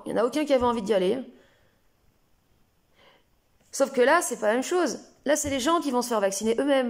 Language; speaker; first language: French; native; French